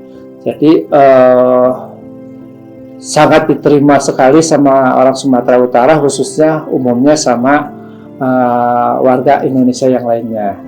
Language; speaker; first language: Indonesian; non-native, local second language; Sundanese